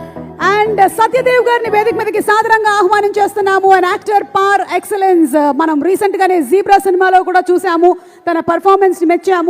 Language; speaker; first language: Telugu; native; Telugu